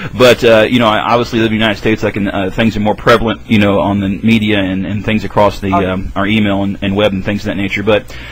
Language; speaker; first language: English; native; English